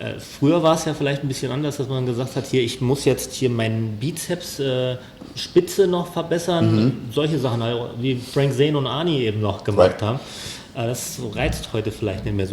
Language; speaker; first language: German; native; German